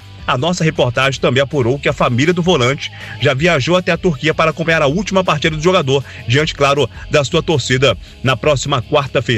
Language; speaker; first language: Portuguese; native; Portuguese